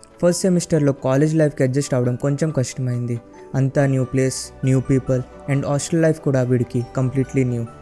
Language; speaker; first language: Telugu; early bilingual, heritage; Telugu